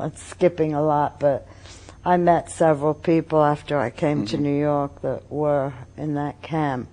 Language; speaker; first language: English; early bilingual, other home language; German